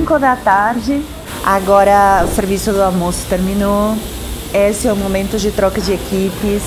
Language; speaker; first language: Portuguese; non-native, fluent; Spanish